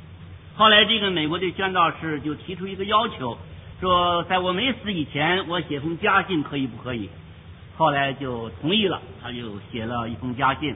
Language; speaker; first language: Chinese; native; Chinese